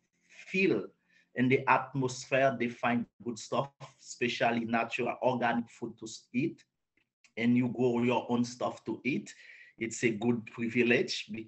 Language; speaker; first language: English; non-native, learner; Haitian Creole